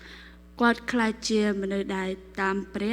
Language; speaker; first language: Khmer; non-native, local second language; Korean